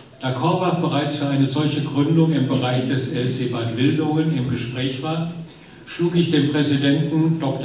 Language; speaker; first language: German; native; German